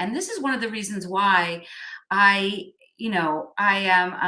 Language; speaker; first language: English; native; English